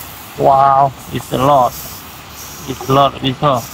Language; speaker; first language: English; non-native, learner; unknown